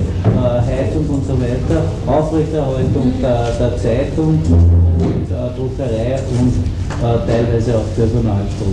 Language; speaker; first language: German; native; German